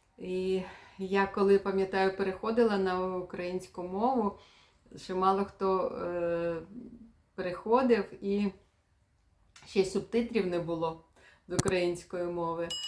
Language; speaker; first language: Ukrainian; native; Ukrainian